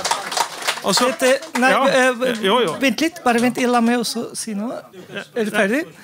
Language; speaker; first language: Norwegian; non-native, fluent; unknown